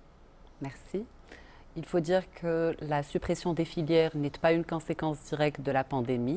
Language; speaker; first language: French; non-native, local second language; Arabic